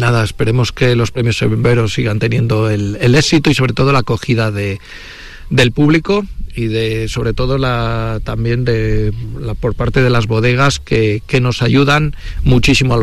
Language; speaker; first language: Spanish; native; Spanish